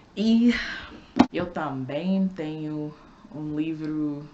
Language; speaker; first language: Portuguese; non-native, fluent; English